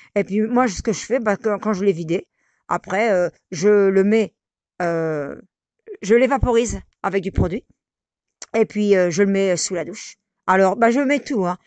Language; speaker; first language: French; native; French